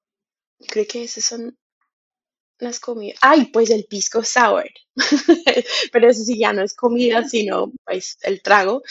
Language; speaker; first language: Spanish; non-native, fluent; English